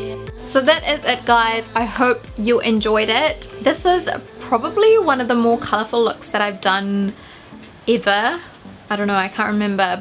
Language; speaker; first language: English; early bilingual, other home language; Sinhala